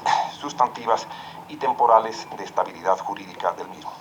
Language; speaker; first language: Spanish; native; Spanish